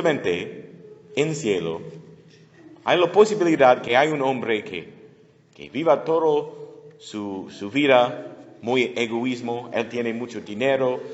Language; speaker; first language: Spanish; non-native, learner; English